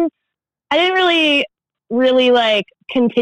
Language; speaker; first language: English; native; English